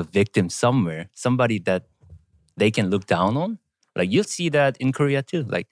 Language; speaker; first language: English; non-native, fluent; Korean